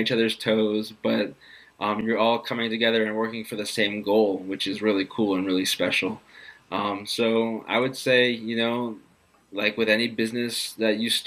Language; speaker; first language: English; native; English